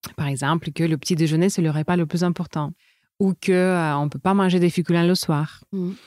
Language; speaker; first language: French; non-native, fluent; Russian